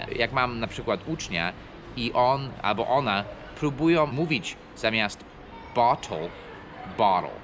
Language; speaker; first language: Polish; non-native, fluent; English